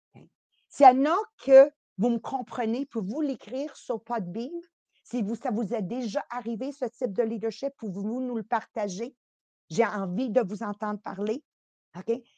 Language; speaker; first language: French; early bilingual, other home language; Italian